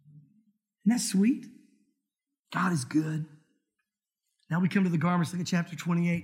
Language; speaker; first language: English; native; English